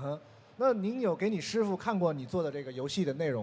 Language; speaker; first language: Chinese; native; Chinese